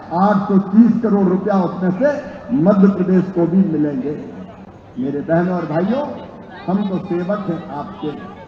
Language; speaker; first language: Hindi; native; Hindi